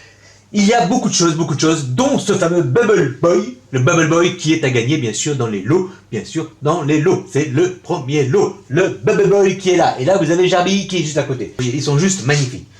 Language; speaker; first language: French; native; French